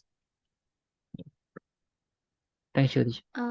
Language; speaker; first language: English; non-native, learner; Khmer